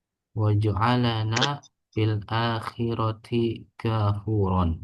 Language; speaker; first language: Arabic; non-native, fluent; Indonesian